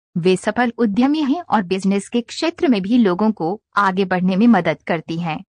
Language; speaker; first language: Hindi; native; Hindi